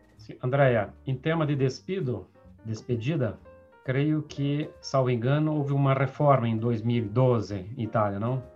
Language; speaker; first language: Spanish; non-native, fluent; Portuguese